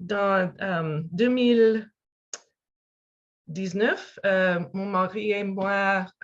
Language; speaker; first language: French; non-native, learner; English